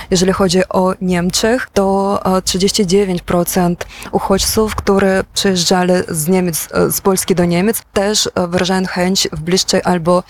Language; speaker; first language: Polish; non-native, fluent; Ukrainian